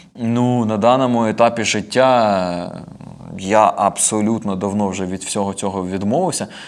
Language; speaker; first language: Ukrainian; non-native, local second language; Russian